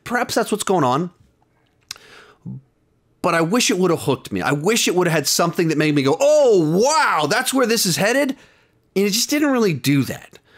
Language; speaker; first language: English; native; English